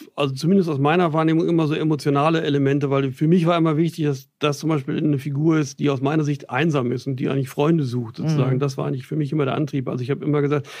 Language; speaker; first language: German; native; German